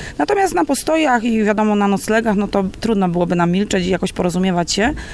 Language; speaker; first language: Polish; native; Polish